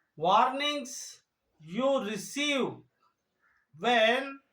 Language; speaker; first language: English; non-native, local second language; Telugu